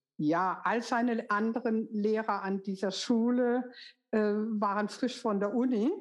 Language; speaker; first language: German; native; German